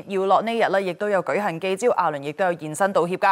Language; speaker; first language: Chinese; native; Chinese